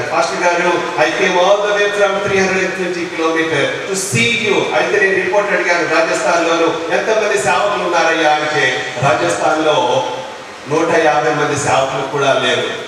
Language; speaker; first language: Telugu; non-native, local second language; Lambadi